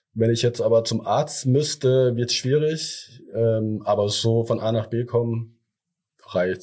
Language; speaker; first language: German; early bilingual, other home language; Thai